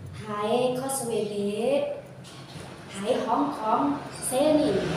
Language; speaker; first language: Cantonese; non-native, learner; Indonesian